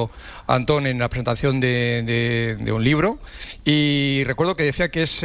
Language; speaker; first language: Spanish; native; Spanish